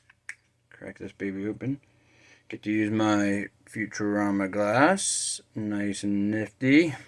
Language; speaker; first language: English; native; English